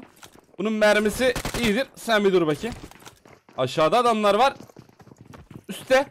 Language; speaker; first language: Turkish; native; Turkish